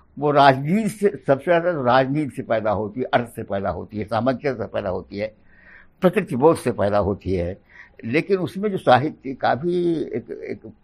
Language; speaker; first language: Hindi; native; Hindi